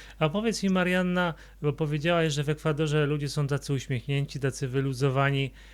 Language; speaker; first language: Polish; native; Polish